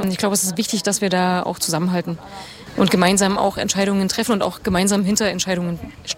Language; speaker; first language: German; native; German